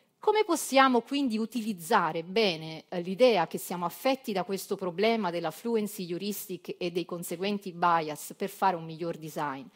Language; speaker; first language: Italian; native; Italian